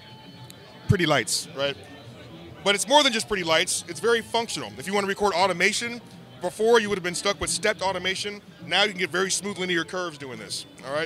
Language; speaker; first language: English; native; English